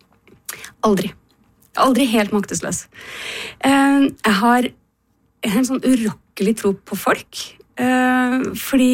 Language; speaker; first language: Norwegian; native; Norwegian